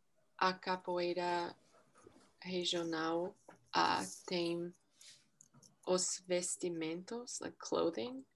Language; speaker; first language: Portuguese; non-native, learner; English